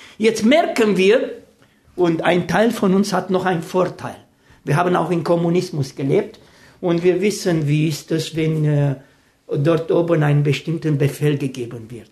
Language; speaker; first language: German; non-native, fluent; Romanian